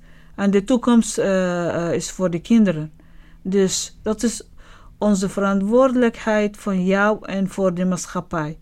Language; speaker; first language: Dutch; non-native, learner; Arabic